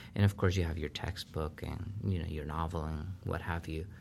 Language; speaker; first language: English; non-native, fluent; Spanish